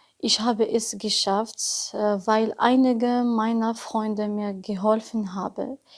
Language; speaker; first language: German; non-native, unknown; Arabic